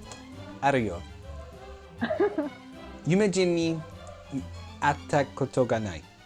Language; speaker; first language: Japanese; non-native, learner; English